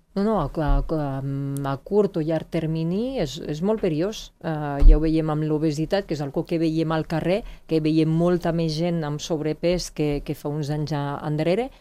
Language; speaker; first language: Catalan; native; Catalan